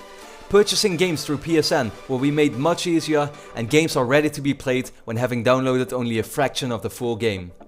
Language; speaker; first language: English; non-native, fluent; Dutch